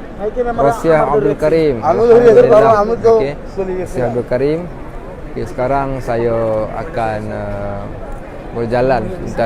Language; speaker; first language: Malay; native; Malay